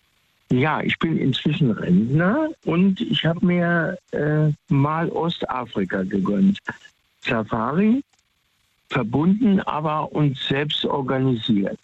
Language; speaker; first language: German; native; German